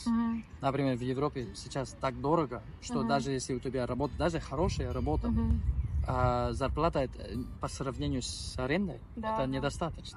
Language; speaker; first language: Russian; non-native, learner; Spanish